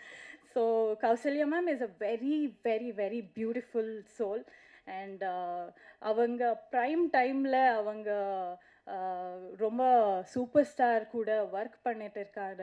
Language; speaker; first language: Tamil; non-native, learner; Kannada